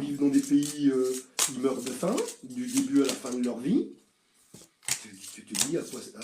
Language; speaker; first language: French; native; French